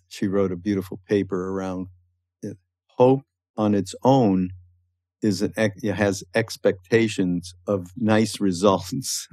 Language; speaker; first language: English; native; English